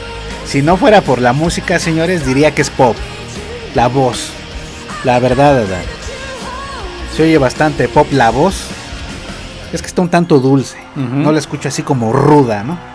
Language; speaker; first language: Spanish; native; Spanish